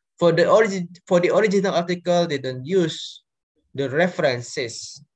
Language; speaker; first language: English; non-native, learner; Indonesian